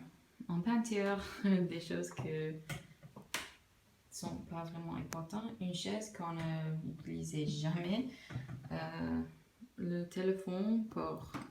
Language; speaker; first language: French; non-native, learner; English